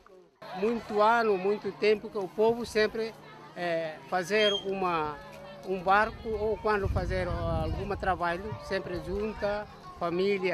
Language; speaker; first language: Portuguese; non-native, learner; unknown